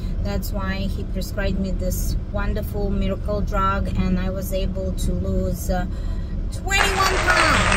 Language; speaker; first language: English; non-native, fluent; Russian